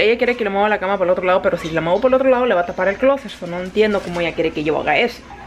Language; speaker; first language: Spanish; early bilingual, heritage; Spanish